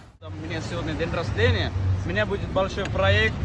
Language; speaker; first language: Russian; non-native, learner; Sinhala